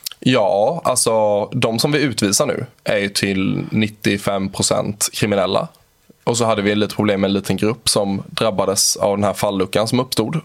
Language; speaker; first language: Swedish; native; Swedish